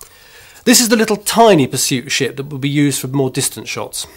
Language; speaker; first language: English; native; English